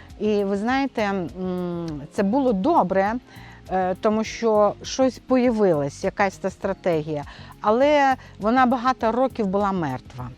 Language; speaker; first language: Ukrainian; non-native, local second language; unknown